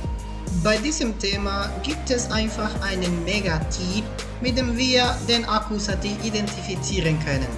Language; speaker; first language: German; non-native, fluent; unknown